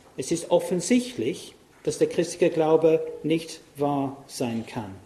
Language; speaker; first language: German; non-native, fluent; English